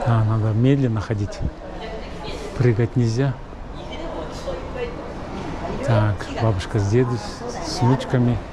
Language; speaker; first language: Russian; non-native, local second language; Kyrgyz